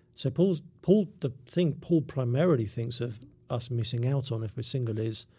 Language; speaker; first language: English; native; English